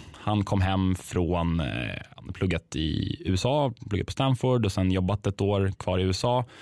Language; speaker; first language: Swedish; native; Swedish